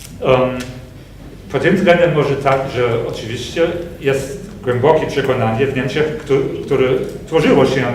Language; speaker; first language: Polish; non-native, fluent; German